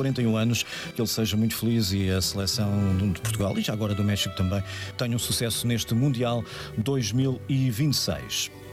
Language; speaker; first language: Portuguese; native; Portuguese